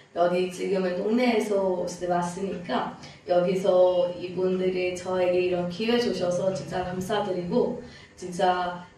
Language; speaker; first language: Korean; non-native, fluent; Marathi